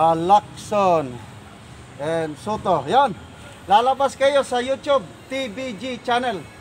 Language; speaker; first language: Filipino; non-native, local second language; Iloko